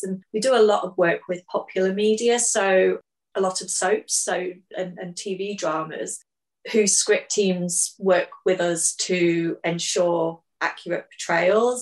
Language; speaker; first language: English; native; English